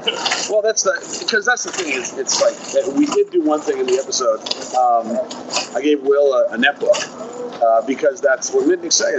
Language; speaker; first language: English; native; English